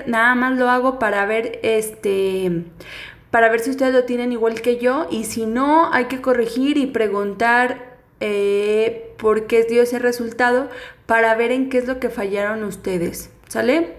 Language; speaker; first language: Spanish; native; Spanish